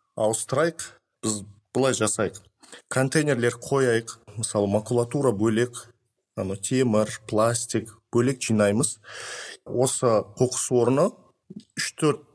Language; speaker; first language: Kazakh; non-native, local second language; Russian